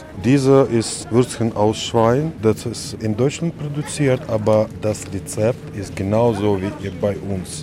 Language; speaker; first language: German; non-native, learner; Russian